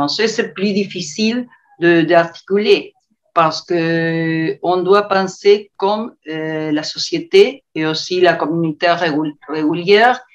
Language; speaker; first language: French; non-native, learner; Spanish